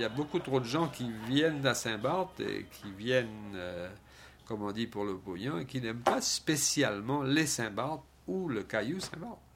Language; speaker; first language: French; native; French